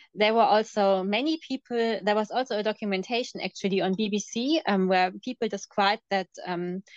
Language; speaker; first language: English; non-native, fluent; German